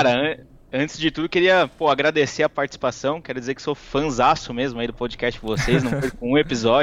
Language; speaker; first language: Portuguese; native; Portuguese